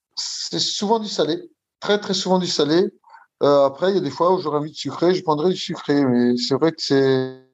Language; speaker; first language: French; non-native, fluent; Italian